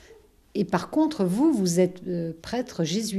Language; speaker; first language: French; native; French